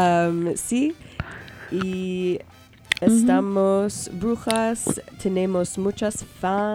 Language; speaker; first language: Spanish; non-native, learner; English